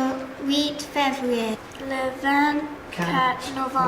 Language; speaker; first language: French; non-native, learner; English